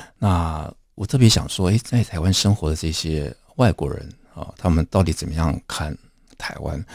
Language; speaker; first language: Chinese; native; Chinese